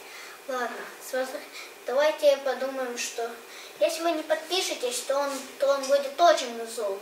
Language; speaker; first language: Russian; early bilingual, heritage; Russian